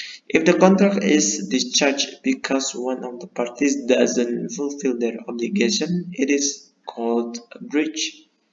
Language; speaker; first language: English; non-native, fluent; Indonesian